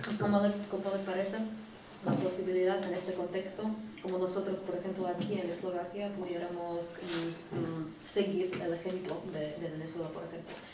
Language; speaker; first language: Spanish; non-native, fluent; Slovak